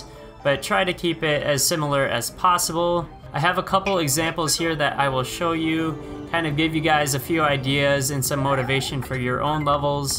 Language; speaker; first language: English; native; English